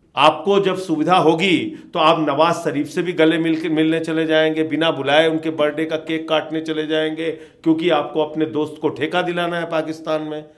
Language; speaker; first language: Hindi; native; Hindi